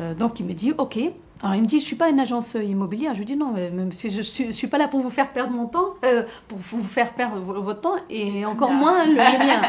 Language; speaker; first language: French; native; French